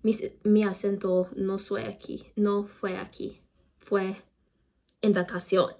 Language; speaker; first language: Spanish; non-native, learner; English